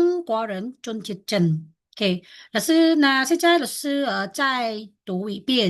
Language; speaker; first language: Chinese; non-native, fluent; Khmer